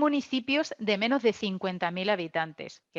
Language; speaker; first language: Spanish; native; Spanish